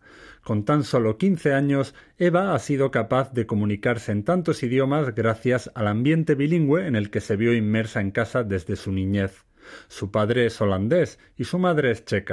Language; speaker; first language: Spanish; native; Spanish